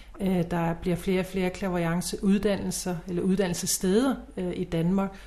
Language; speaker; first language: Danish; native; Danish